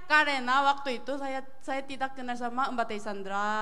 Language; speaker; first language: Indonesian; non-native, learner; Korean